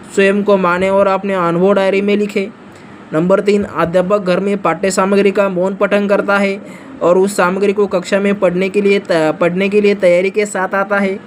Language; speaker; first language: Hindi; non-native, local second language; Marathi